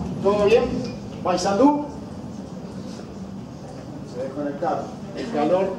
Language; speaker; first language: Spanish; native; Spanish